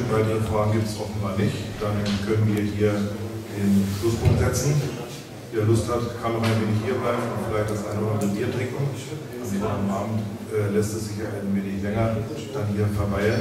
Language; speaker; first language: German; native; German